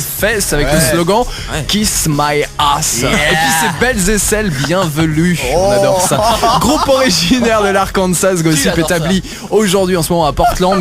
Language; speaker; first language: French; native; French